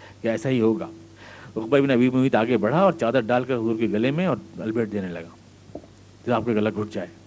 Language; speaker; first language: Urdu; native; Urdu